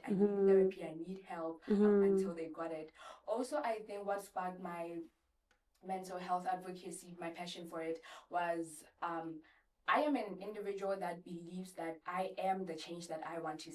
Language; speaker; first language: English; non-native, local second language; Southern Sotho